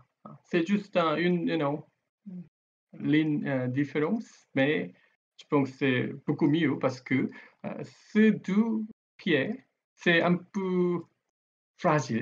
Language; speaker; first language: French; non-native, learner; Korean